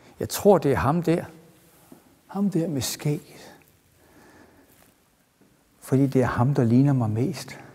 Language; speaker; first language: Danish; native; Danish